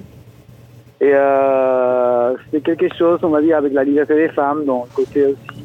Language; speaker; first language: French; non-native, fluent; Spanish